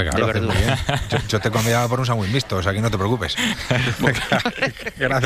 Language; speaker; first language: Spanish; native; Spanish